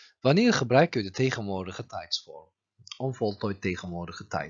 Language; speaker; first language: Dutch; non-native, fluent; Turkish